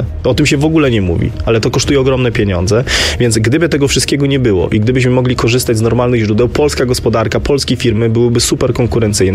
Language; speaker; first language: Polish; native; Polish